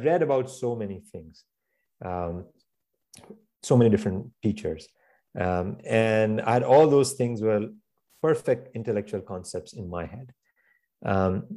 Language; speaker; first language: English; non-native, local second language; Gujarati